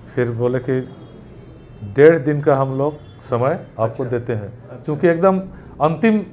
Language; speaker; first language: Hindi; native; Hindi